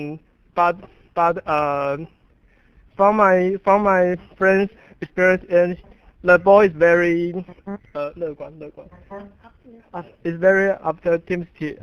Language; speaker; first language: English; non-native, learner; Chinese